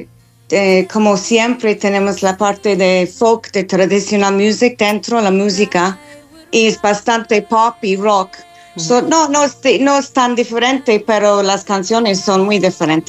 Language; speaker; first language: Spanish; non-native, fluent; English